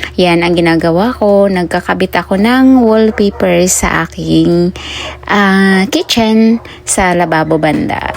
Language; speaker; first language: Filipino; non-native, local second language; Cebuano